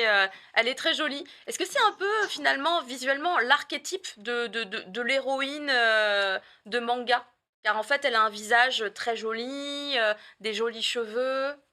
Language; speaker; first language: French; native; French